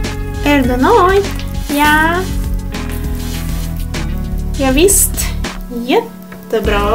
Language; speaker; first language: Swedish; non-native, fluent; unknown